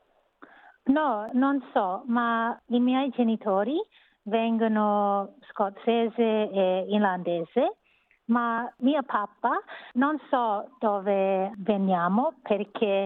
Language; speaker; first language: Italian; non-native, learner; English